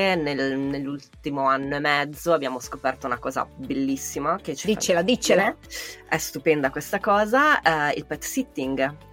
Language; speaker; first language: Italian; native; Italian